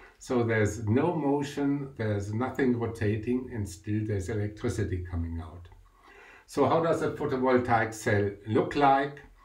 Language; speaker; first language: English; non-native, fluent; German